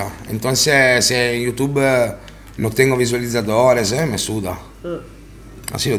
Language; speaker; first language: Spanish; non-native, fluent; Italian